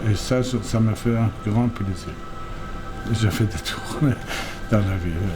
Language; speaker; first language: French; non-native, fluent; Persian